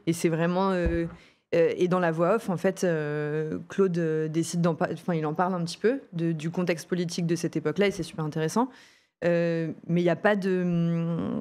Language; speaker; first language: French; native; French